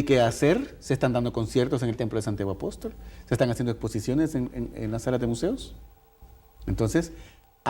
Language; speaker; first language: Spanish; native; Spanish